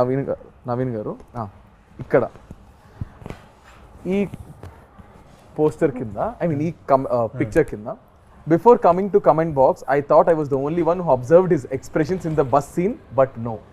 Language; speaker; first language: Telugu; native; Telugu